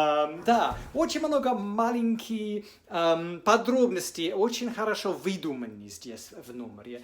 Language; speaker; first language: Russian; non-native, fluent; English